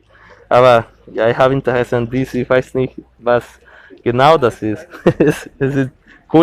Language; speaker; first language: German; non-native, learner; Spanish